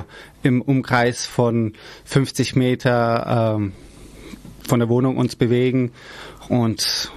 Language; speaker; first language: German; early bilingual, other home language; Persian